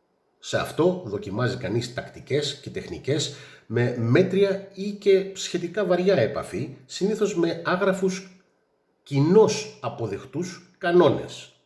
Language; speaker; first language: Greek; native; Greek